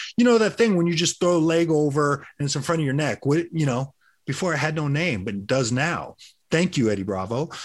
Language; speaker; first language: English; early bilingual, other home language; Filipino